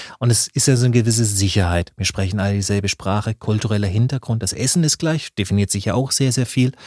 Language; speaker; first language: German; native; German